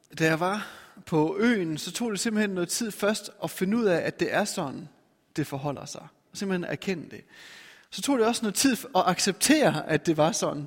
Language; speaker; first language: Danish; native; Danish